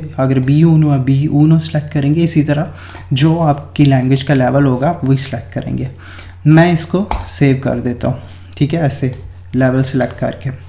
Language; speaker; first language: Urdu; non-native, local second language; Punjabi